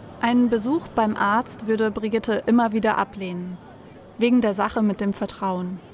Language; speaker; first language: German; native; German